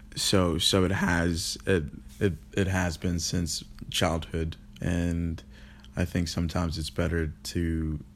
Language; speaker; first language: English; early bilingual, other home language; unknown